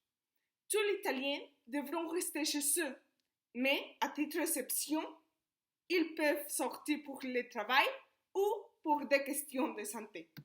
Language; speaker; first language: French; non-native, fluent; Spanish